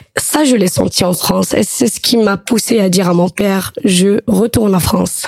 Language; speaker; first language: French; non-native, local second language; Arabic